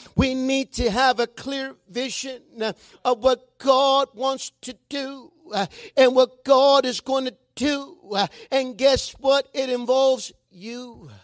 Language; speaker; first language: English; non-native, fluent; Spanish